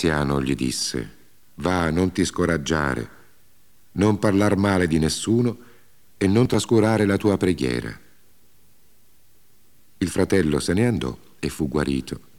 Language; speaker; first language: Italian; native; Italian